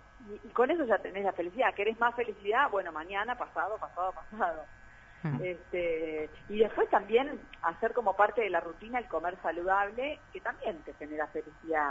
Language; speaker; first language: Spanish; native; Spanish